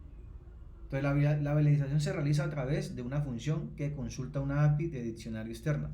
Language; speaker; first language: Spanish; native; Spanish